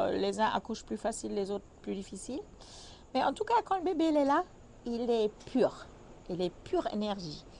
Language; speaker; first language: French; non-native, fluent; German